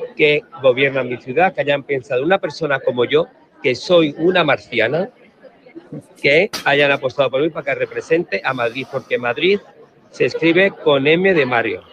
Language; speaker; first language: Spanish; native; Spanish